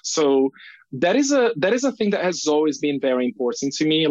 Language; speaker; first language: English; non-native, fluent; Portuguese